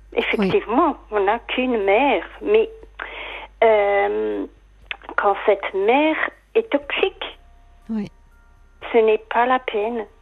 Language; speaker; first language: French; native; French